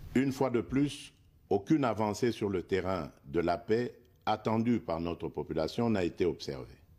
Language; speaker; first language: French; non-native, local second language; Luba-Lulua